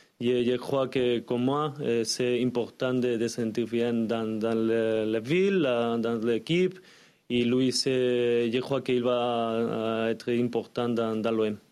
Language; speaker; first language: French; non-native, learner; Spanish